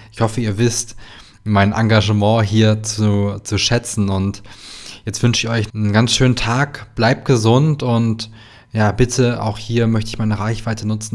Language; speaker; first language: German; native; German